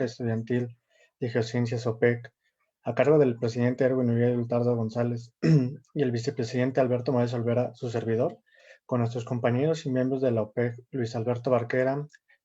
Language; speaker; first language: Spanish; native; Spanish